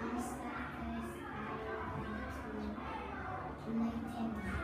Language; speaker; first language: English; non-native, learner; Vietnamese